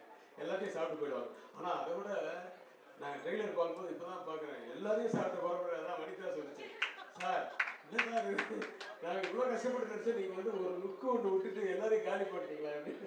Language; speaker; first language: Tamil; native; Tamil